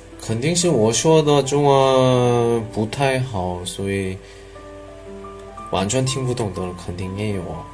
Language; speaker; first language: Chinese; non-native, learner; Korean